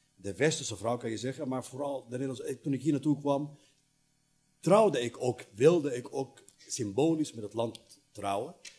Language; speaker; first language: Dutch; non-native, fluent; Arabic